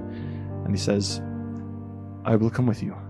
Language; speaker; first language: English; native; English